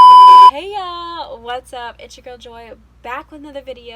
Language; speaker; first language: English; native; English